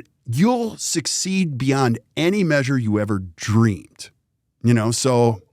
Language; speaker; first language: English; native; English